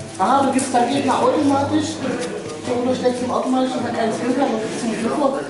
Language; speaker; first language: German; native; German